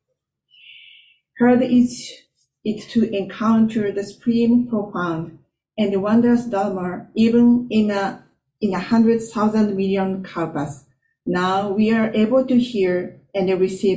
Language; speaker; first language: English; non-native, fluent; Japanese